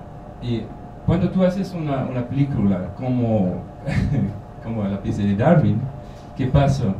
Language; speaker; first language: Spanish; non-native, learner; German